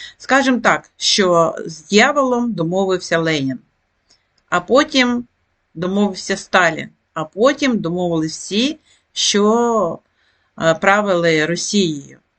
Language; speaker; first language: Ukrainian; native; Ukrainian